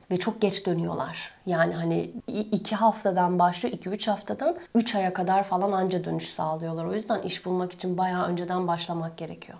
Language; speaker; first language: Turkish; native; Turkish